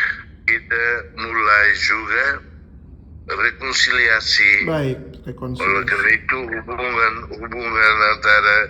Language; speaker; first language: Indonesian; non-native, fluent; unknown